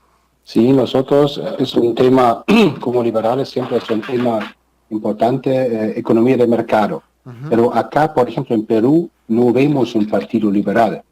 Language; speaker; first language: Spanish; non-native, fluent; German